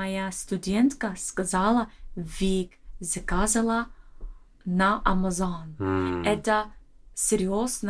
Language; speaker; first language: Russian; non-native, learner; English